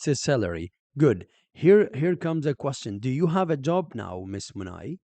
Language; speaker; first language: English; non-native, fluent; Arabic